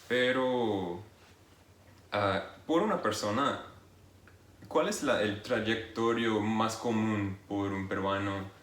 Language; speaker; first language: Spanish; non-native, fluent; English